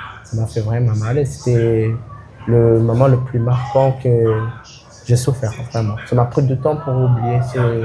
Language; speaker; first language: French; non-native, local second language; Ngazidja Comorian